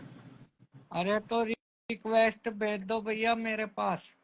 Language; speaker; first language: Hindi; native; Hindi